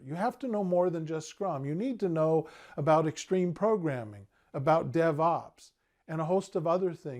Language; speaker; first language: English; native; English